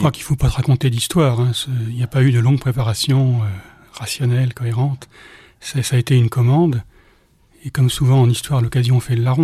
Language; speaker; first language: French; native; French